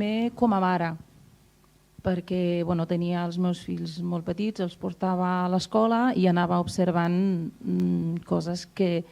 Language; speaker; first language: Catalan; non-native, fluent; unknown